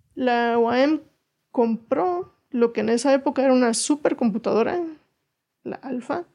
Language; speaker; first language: Spanish; native; Spanish